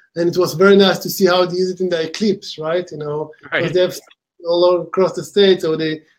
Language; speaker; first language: English; non-native, fluent; Hebrew